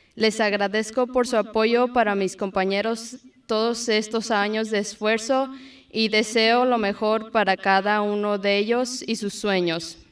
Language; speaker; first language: Spanish; early bilingual, heritage; Spanish